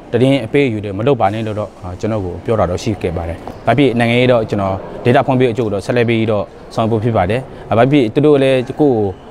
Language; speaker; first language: Burmese; non-native, local second language; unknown